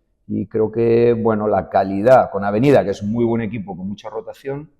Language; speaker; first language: Spanish; native; Spanish